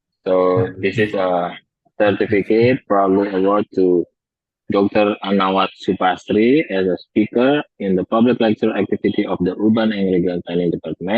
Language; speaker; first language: English; non-native, learner; Indonesian